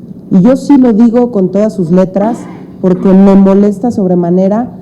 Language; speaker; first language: Spanish; native; Spanish